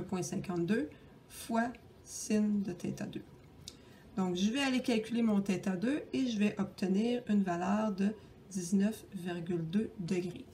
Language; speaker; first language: French; native; French